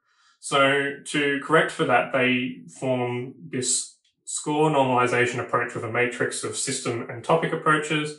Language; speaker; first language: English; native; English